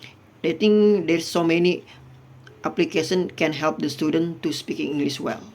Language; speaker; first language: English; non-native, fluent; Indonesian